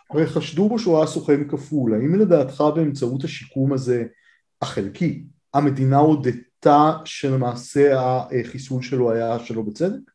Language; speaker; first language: Hebrew; native; Hebrew